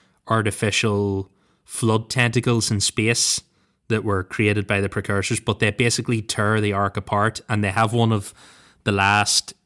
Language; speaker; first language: English; native; English